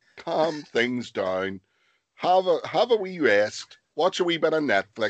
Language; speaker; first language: English; native; English